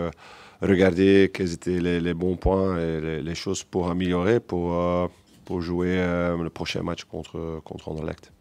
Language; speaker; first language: French; non-native, local second language; Dutch